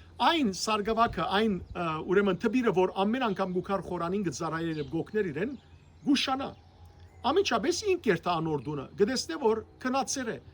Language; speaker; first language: Armenian; native; Armenian